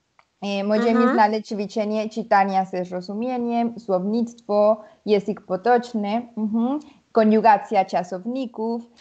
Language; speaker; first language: Polish; non-native, learner; Spanish